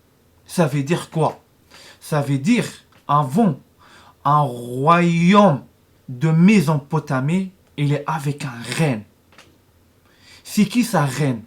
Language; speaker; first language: French; non-native, learner; Arabic